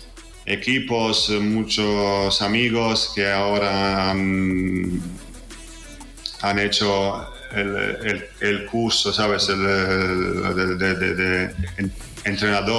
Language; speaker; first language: Spanish; non-native, fluent; Italian